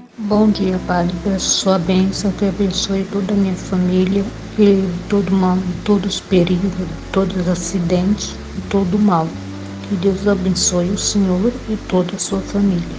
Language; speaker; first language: Portuguese; native; Portuguese